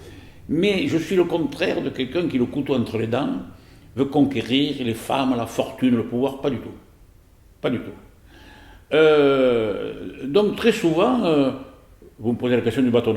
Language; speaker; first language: French; native; French